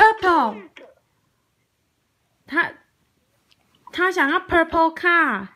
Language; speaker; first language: English; non-native, learner; Chinese